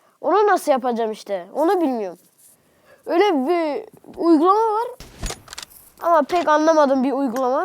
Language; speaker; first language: Turkish; native; Turkish